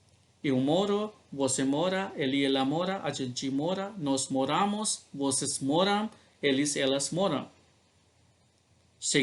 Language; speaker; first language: Portuguese; non-native, learner; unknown